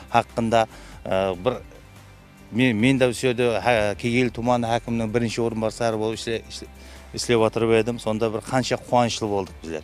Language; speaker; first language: Uzbek; non-native, local second language; Kara-Kalpak